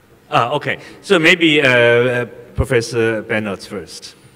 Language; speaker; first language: English; non-native, fluent; Chinese